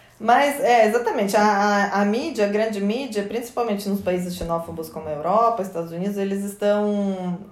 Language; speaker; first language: Portuguese; non-native, fluent; Russian